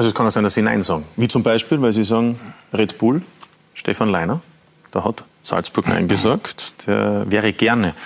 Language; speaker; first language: German; native; German